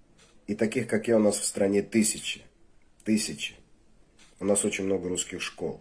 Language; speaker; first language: Russian; native; Russian